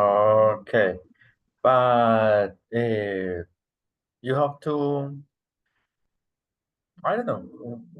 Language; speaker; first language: English; non-native, fluent; Spanish